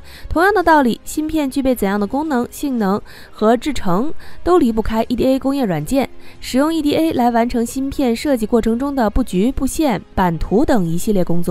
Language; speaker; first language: Chinese; native; Chinese